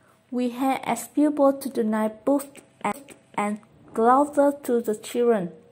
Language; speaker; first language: English; non-native, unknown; Vietnamese